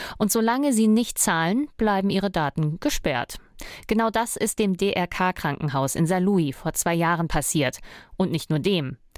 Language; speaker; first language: German; native; German